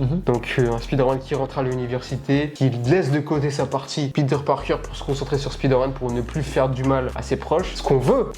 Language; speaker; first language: French; native; French